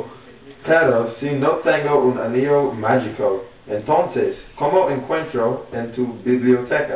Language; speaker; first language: Spanish; non-native, learner; English